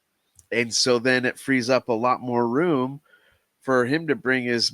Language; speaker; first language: English; native; English